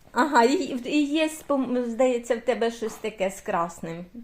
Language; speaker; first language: Ukrainian; native; Ukrainian